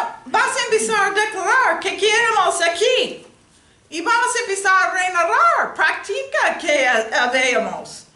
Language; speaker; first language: Spanish; non-native, learner; English